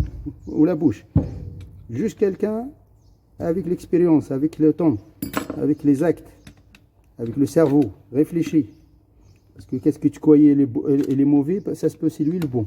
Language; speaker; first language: French; non-native, fluent; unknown